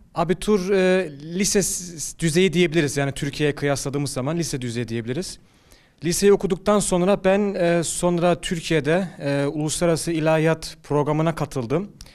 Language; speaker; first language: Turkish; early bilingual, heritage; Turkish